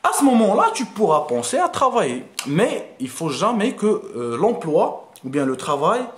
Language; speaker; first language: French; non-native, local second language; Arabic